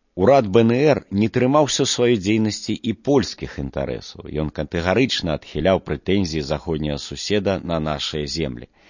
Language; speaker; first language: Belarusian; non-native, local second language; Russian